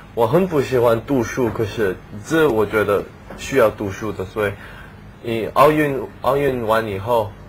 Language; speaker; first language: Chinese; non-native, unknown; English